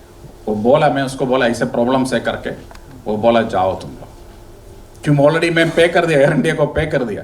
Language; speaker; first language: Hindi; non-native, local second language; Malayalam